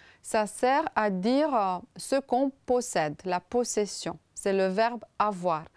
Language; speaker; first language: French; non-native, fluent; Romanian